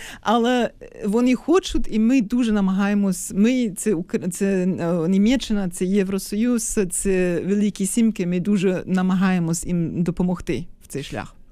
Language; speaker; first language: Ukrainian; non-native, fluent; German